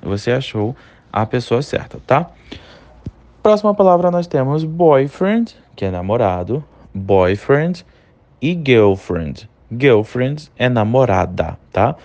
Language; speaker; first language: Portuguese; native; Portuguese